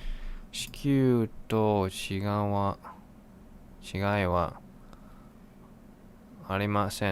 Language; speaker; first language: Japanese; non-native, learner; English